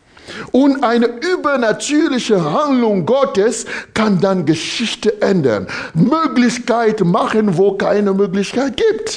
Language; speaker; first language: German; non-native, fluent; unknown